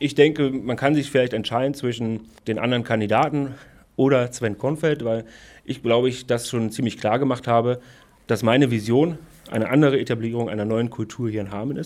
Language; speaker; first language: German; native; German